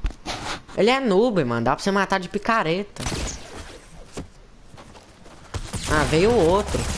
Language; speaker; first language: Portuguese; native; Portuguese